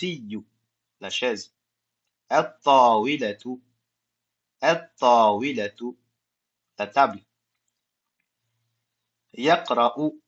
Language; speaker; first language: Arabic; non-native, fluent; French